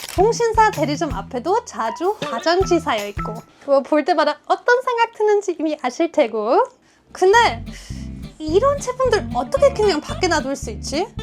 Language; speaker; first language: Korean; non-native, fluent; German